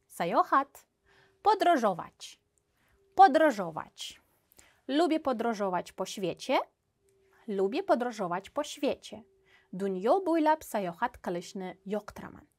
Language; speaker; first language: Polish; non-native, fluent; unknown